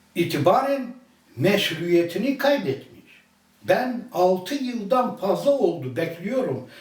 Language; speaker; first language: Turkish; early bilingual, other home language; Azerbaijani